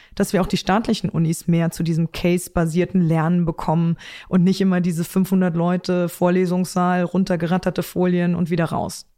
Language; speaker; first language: German; native; German